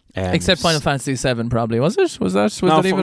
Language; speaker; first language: English; native; English